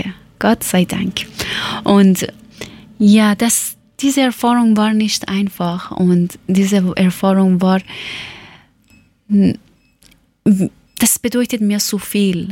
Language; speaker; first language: German; non-native, learner; Persian